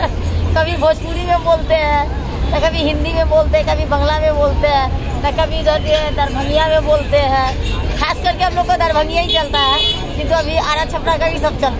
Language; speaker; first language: Hindi; non-native, local second language; Bhojpuri